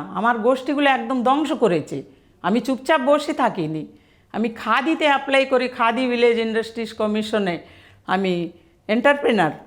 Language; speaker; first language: Bangla; non-native, fluent; Telugu